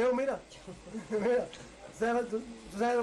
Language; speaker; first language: Spanish; native; Spanish